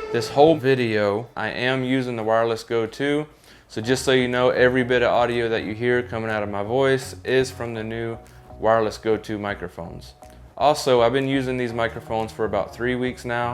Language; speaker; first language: English; native; English